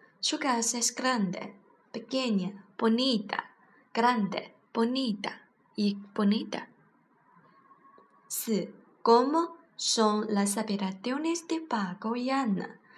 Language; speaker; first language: Spanish; non-native, learner; Chinese